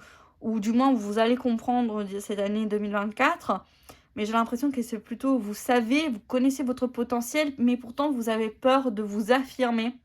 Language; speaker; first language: French; native; French